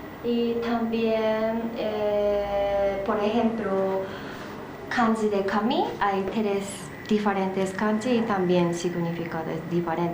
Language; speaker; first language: Spanish; non-native, learner; Japanese